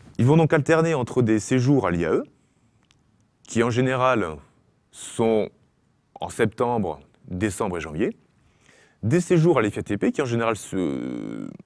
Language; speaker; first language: French; native; French